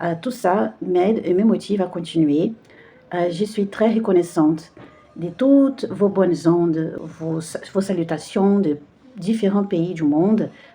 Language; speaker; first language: French; non-native, fluent; Portuguese